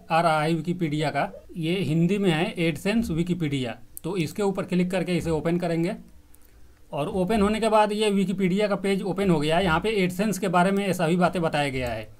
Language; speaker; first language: Hindi; native; Hindi